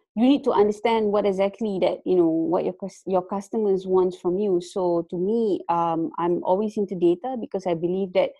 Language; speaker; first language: English; non-native, local second language; Malay